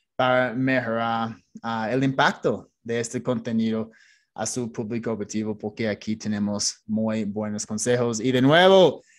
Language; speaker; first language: Spanish; non-native, fluent; English